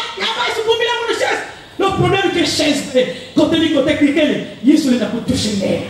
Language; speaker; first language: French; non-native, local second language; Lingala